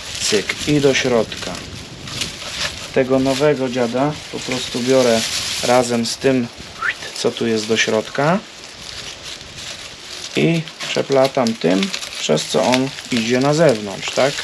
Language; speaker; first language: Polish; native; Polish